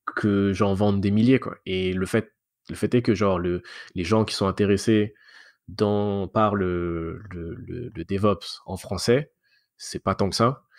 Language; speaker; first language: French; native; French